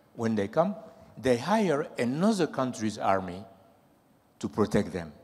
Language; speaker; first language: English; non-native, fluent; French